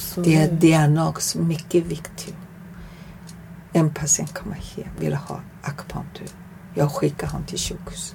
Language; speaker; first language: Swedish; non-native, learner; Chinese